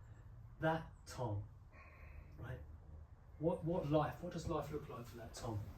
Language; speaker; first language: English; native; English